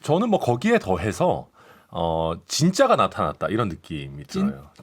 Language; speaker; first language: Korean; native; Korean